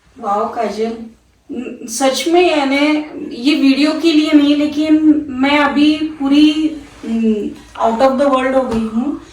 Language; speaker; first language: Hindi; non-native, local second language; Marathi